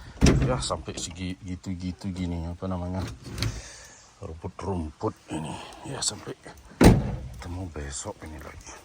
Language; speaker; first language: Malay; non-native, local second language; Balinese